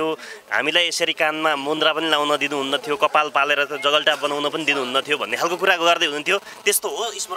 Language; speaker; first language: Nepali; native; Nepali